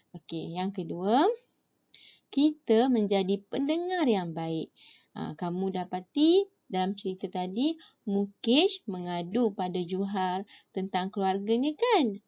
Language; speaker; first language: Malay; native; Malay